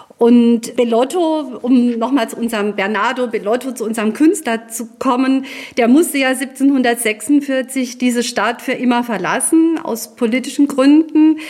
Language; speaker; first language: German; native; German